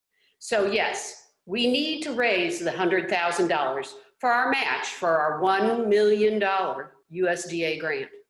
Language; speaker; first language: English; native; English